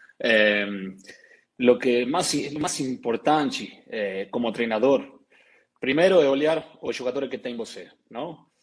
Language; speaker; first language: Portuguese; non-native, learner; Spanish